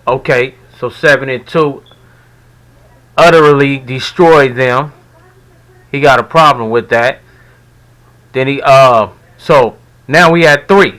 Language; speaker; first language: English; native; English